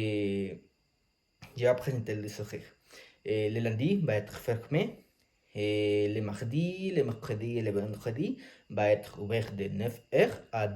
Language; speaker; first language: French; non-native, learner; Spanish